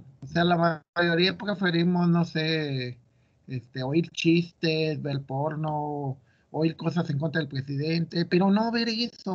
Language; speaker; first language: Spanish; native; Spanish